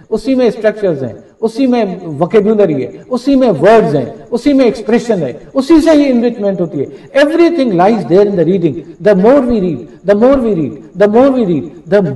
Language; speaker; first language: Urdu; non-native, local second language; Sindhi